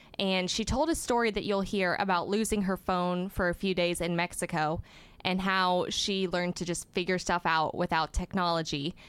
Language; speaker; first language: English; native; English